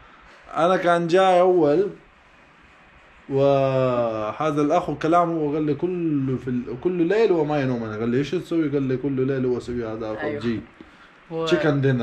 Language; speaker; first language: Arabic; non-native, learner; Pashto